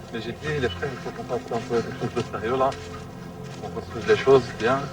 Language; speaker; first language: French; native; French